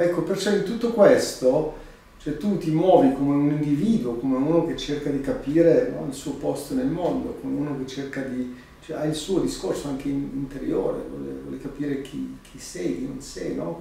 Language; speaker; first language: Italian; non-native, fluent; Albanian